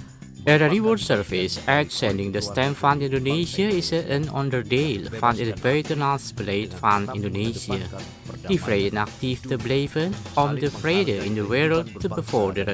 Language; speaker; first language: Dutch; non-native, learner; Indonesian